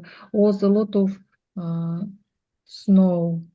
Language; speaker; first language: English; non-native, learner; Russian